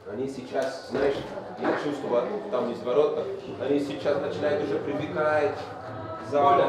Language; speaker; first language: Russian; non-native, fluent; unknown